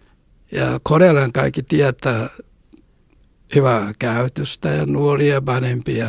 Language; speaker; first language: Finnish; non-native, learner; Korean